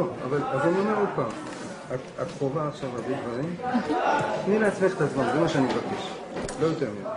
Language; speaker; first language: Hebrew; native; Hebrew